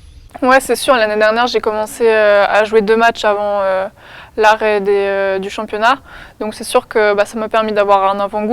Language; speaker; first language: French; native; French